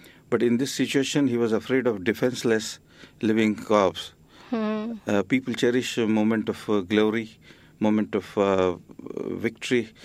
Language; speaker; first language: English; non-native, local second language; Marathi